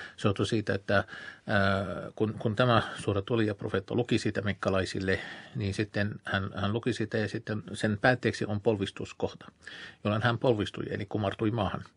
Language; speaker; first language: Finnish; non-native, fluent; Arabic